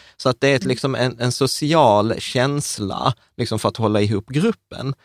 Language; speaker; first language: Swedish; early bilingual, other home language; Czech